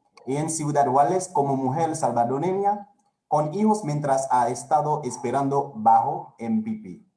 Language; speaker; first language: Spanish; non-native, fluent; Haitian Creole